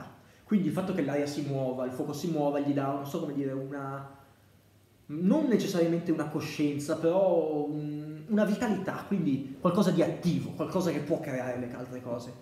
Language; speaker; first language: Italian; native; Italian